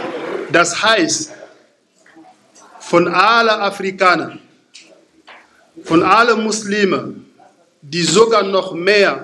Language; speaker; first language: German; non-native, fluent; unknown